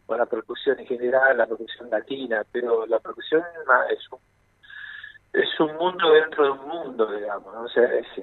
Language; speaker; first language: Spanish; native; Spanish